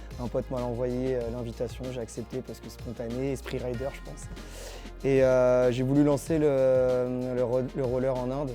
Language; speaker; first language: French; native; French